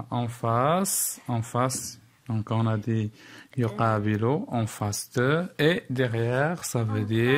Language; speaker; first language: French; non-native, local second language; Arabic